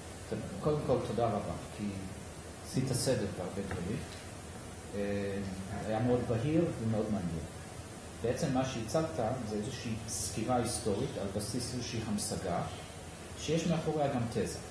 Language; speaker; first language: Hebrew; native; Hebrew